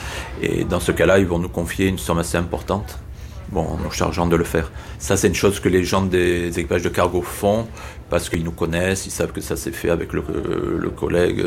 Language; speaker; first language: French; native; French